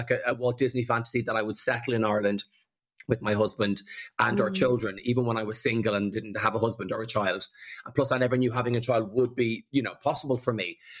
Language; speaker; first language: English; native; English